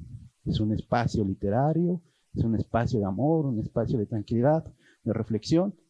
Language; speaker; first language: Spanish; native; Spanish